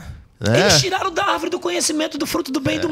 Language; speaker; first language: Portuguese; native; Portuguese